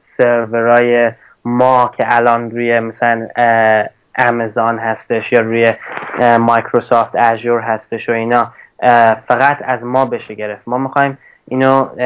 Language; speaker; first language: Persian; early bilingual, heritage; Persian